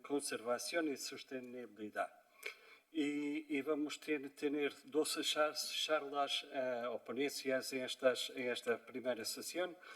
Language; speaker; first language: Spanish; non-native, fluent; Portuguese